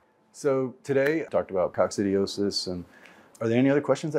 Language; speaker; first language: English; native; English